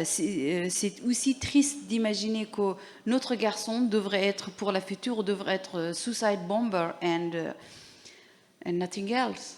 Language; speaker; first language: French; non-native, learner; Persian